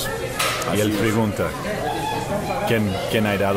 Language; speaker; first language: Spanish; non-native, fluent; English